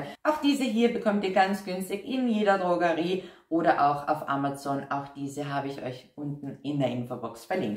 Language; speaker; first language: German; native; German